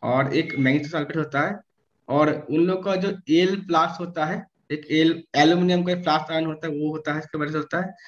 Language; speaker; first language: Hindi; non-native, local second language; Bangla